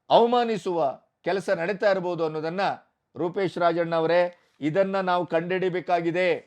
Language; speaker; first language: Kannada; native; Kannada